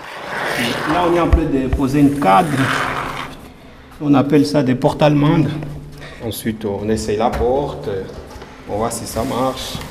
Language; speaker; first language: French; non-native, fluent; Portuguese